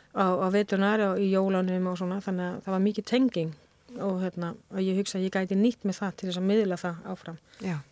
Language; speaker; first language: Icelandic; non-native, fluent; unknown